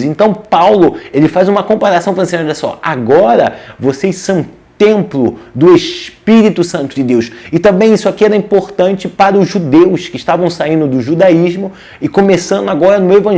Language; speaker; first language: Portuguese; native; Portuguese